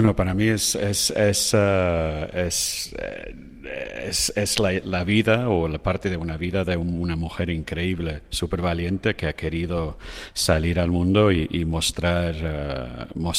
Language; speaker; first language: Spanish; non-native, fluent; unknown